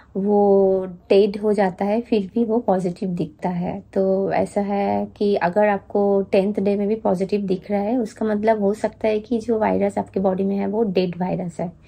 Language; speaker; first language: Hindi; non-native, local second language; Bangla